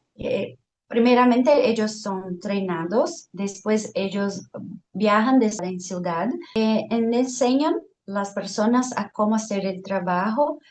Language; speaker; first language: Spanish; non-native, fluent; Portuguese